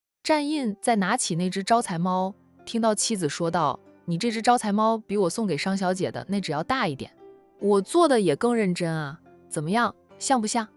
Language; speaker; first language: Chinese; native; Chinese